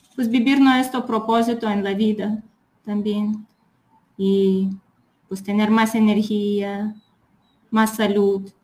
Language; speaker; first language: Spanish; non-native, fluent; Lithuanian